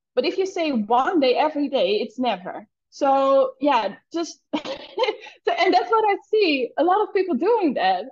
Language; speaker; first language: English; non-native, fluent; Dutch